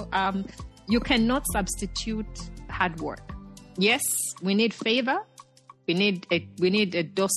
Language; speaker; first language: English; non-native, local second language; Nyanja